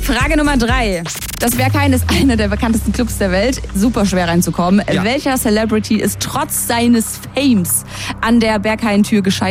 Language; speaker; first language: German; native; German